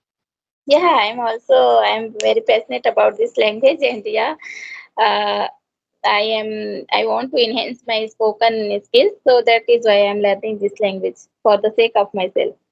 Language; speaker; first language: English; non-native, learner; Hindi